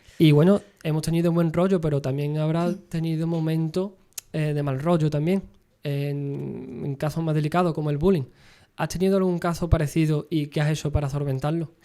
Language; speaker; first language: Spanish; native; Spanish